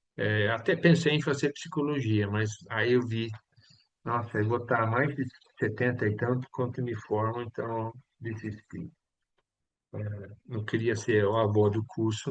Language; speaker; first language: Portuguese; non-native, fluent; Swedish